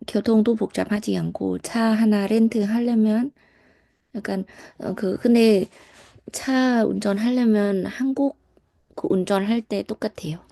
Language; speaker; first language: Korean; non-native, learner; Thai